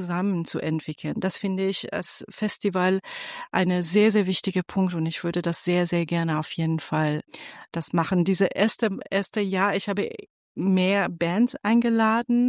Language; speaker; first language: German; non-native, fluent; Persian